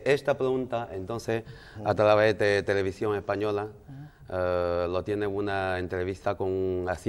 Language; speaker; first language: Spanish; non-native, learner; Chinese